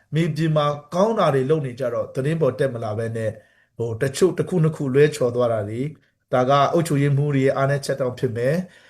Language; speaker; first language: Burmese; non-native, local second language; Hakha Chin